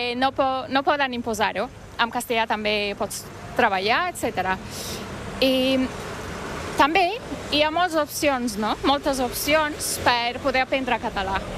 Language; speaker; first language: Catalan; non-native, fluent; Turkish